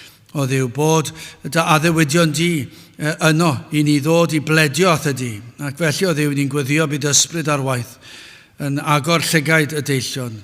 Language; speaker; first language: Welsh; native; Welsh